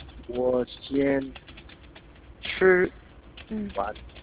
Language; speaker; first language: Chinese; non-native, learner; Korean